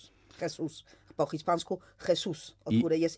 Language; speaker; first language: Polish; non-native, fluent; Spanish